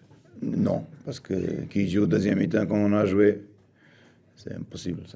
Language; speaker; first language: French; non-native, fluent; Portuguese